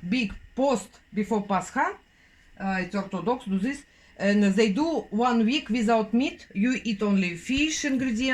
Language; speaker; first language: English; non-native, learner; Russian